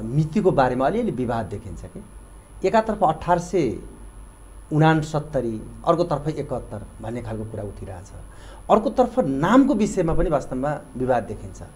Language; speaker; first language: Nepali; native; Nepali